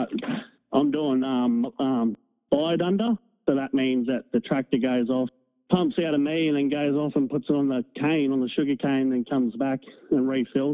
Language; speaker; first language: English; native; English